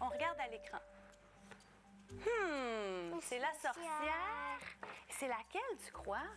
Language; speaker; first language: French; native; French